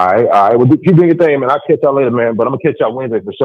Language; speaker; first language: English; native; English